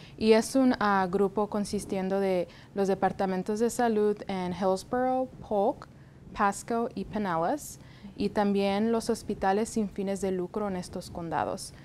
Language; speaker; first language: Spanish; early bilingual, heritage; Spanish